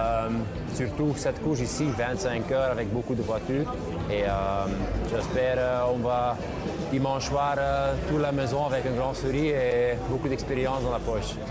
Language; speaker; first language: French; non-native, local second language; Dutch